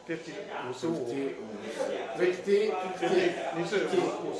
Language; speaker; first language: Chinese; non-native, learner; English